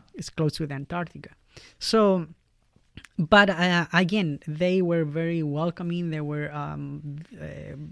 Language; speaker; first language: English; non-native, fluent; Spanish